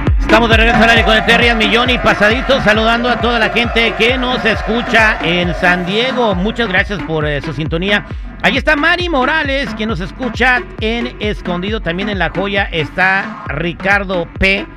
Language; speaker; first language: Spanish; native; Spanish